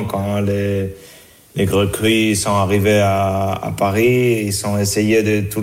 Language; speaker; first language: French; non-native, fluent; Spanish